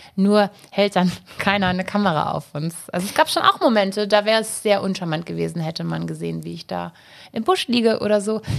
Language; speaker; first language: German; native; German